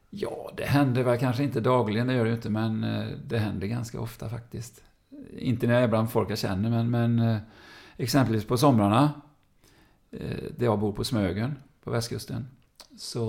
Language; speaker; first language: Swedish; native; Swedish